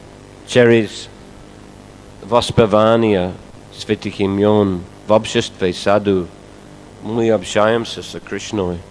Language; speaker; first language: Russian; non-native, fluent; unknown